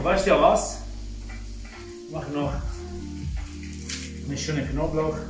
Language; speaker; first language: German; non-native, fluent; Italian